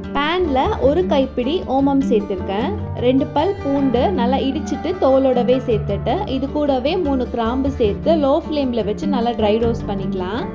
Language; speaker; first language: Tamil; native; Tamil